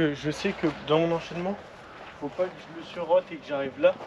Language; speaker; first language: French; native; French